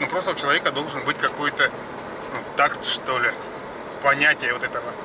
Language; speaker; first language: Russian; native; Russian